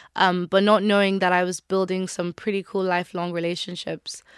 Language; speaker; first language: English; non-native, local second language; Yoruba